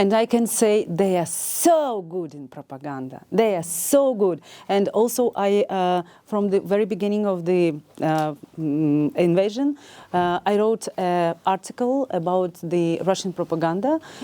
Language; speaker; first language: English; non-native, learner; Ukrainian